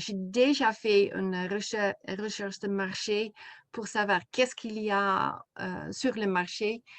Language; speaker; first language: French; non-native, fluent; Dutch